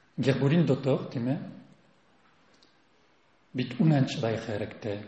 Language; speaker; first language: Mongolian; non-native, learner; French